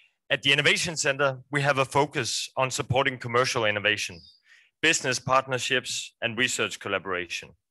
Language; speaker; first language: English; non-native, fluent; Danish